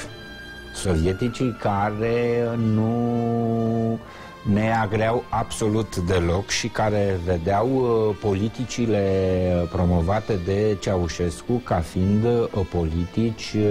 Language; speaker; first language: Romanian; native; Romanian